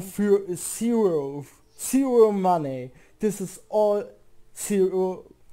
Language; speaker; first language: English; non-native, learner; German